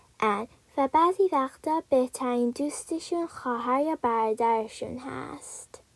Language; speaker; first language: Persian; early bilingual, heritage; Persian